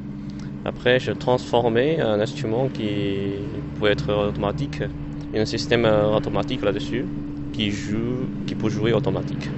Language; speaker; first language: French; non-native, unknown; Chinese